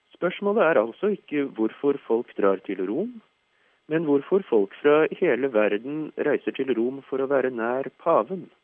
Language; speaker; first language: Norwegian; native; Norwegian